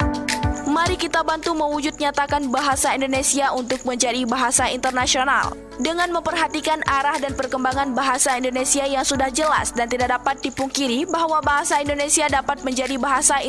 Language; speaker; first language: Indonesian; native; Indonesian